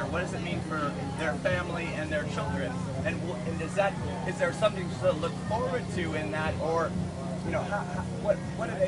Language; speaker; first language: English; native; English